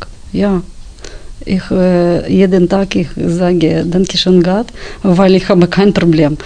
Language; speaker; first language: German; non-native, learner; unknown